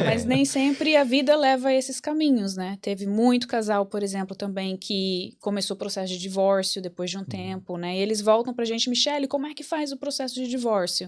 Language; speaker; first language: Portuguese; native; Portuguese